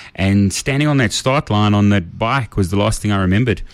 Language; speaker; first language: English; native; English